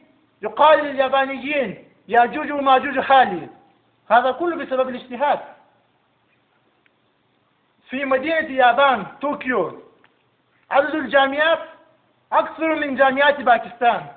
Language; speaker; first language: Arabic; non-native, learner; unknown